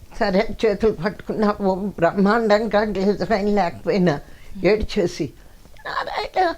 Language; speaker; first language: Telugu; non-native, local second language; Kannada